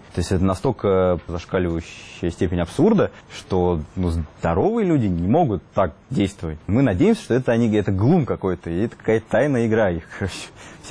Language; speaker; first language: Russian; native; Russian